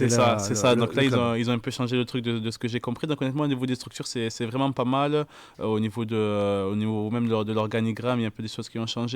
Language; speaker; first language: French; native; French